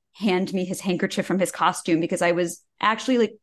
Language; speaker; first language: English; native; English